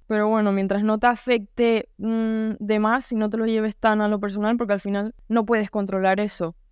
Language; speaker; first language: Spanish; native; Spanish